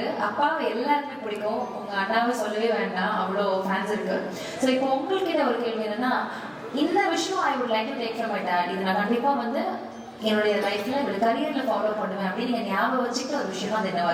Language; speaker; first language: Tamil; native; Tamil